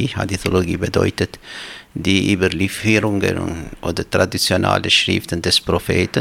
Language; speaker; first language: German; non-native, fluent; Albanian